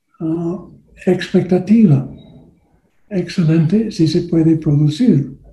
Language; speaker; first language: Spanish; non-native, learner; English